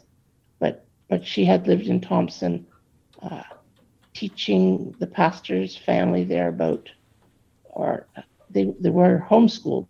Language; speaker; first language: English; native; English